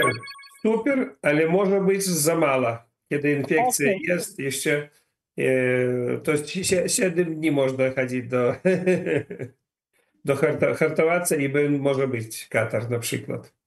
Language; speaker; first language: Polish; non-native, learner; Ukrainian